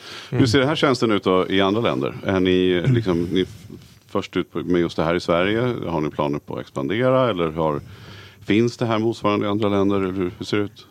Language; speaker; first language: Swedish; native; Swedish